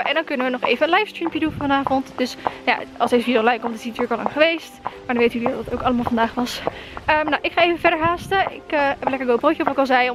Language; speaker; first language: Dutch; native; Dutch